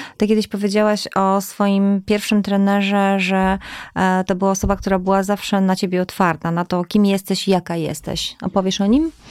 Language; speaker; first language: Polish; native; Polish